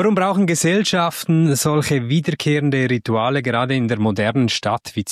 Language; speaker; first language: German; native; German